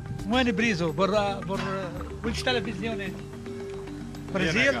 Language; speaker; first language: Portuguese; non-native, learner; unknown